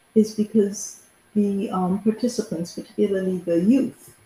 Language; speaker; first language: English; native; English